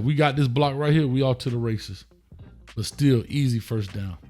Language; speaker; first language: English; native; English